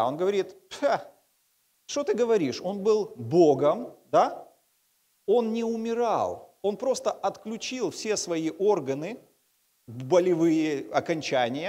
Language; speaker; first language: Russian; native; Russian